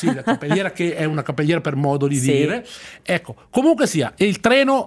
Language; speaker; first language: Italian; native; Italian